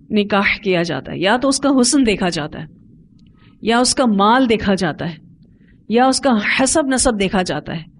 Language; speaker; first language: Urdu; native; Urdu